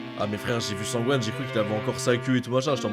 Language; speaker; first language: French; native; French